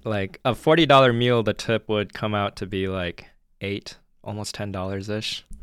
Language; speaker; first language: English; early bilingual, other home language; Chinese